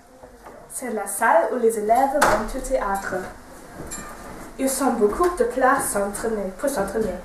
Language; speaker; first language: French; non-native, learner; German